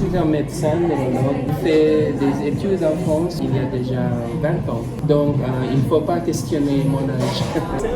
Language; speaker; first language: French; non-native, fluent; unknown